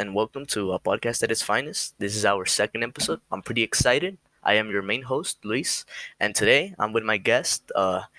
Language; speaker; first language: English; early bilingual, other home language; Spanish